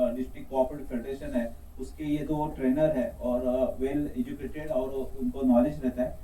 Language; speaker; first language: Hindi; non-native, local second language; Marathi